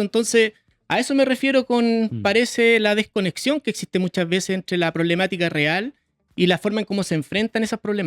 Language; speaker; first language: Spanish; native; Spanish